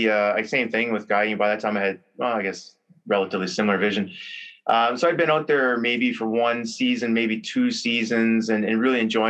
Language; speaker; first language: English; native; English